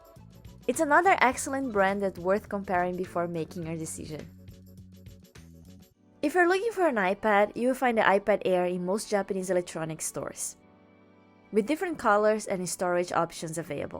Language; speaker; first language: English; native; English